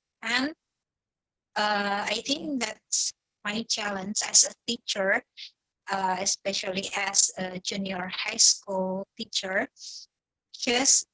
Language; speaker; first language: English; non-native, fluent; Indonesian